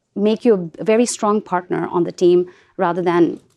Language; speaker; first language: English; non-native, local second language; Hindi